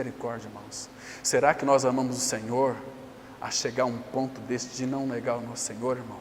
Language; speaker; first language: Portuguese; native; Portuguese